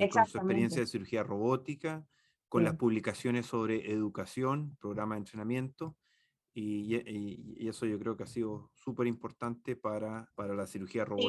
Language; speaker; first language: Spanish; native; Spanish